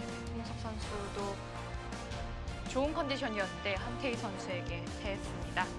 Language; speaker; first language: Korean; native; Korean